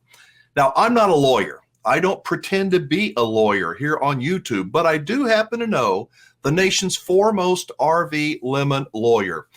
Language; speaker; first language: English; native; English